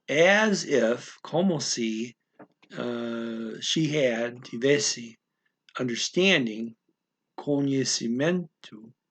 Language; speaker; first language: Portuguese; non-native, learner; English